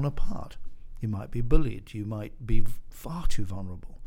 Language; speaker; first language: English; native; English